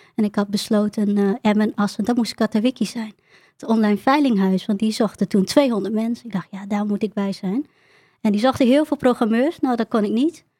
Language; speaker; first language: Dutch; early bilingual, other home language; Vietnamese